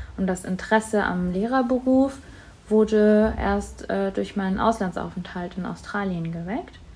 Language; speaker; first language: German; native; German